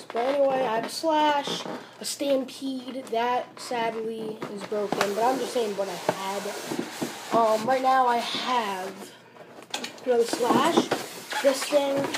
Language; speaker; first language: English; native; English